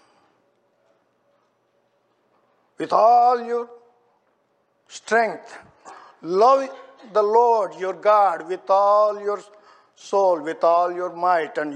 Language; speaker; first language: English; non-native, local second language; Telugu